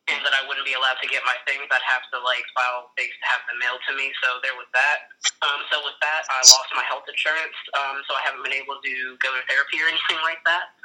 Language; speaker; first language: English; native; English